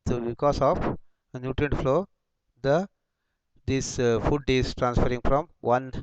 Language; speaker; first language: English; non-native, local second language; Kannada